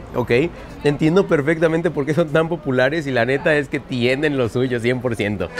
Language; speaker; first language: Spanish; native; Spanish